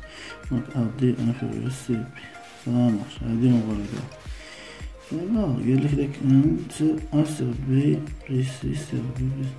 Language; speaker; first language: French; non-native, local second language; Arabic